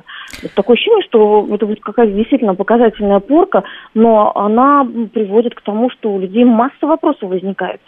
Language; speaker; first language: Russian; native; Russian